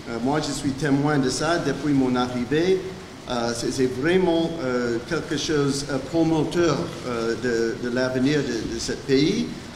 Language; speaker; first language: French; non-native, fluent; English